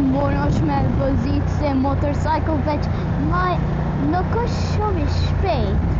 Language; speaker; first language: Albanian; early bilingual, heritage; Albanian